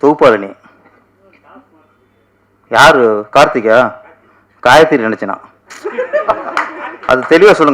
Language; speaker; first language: Tamil; native; Tamil